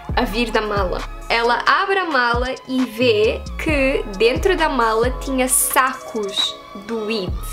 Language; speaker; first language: Portuguese; early bilingual, heritage; Portuguese